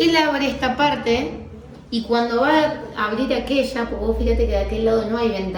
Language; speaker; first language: Spanish; native; Spanish